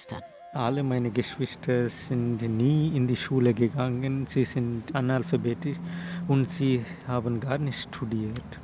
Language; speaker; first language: German; non-native, fluent; Telugu